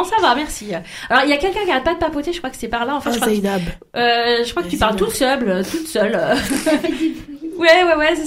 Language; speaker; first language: French; native; French